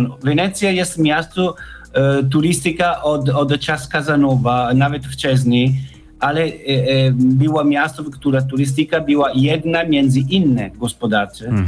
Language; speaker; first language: Polish; non-native, learner; Italian